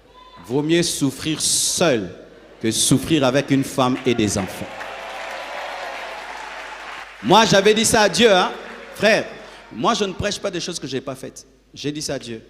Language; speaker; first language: French; non-native, local second language; Lingala